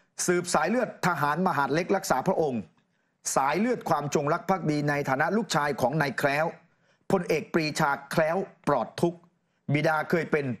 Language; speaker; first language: Thai; native; Thai